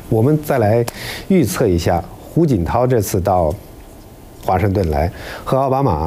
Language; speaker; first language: Chinese; native; Chinese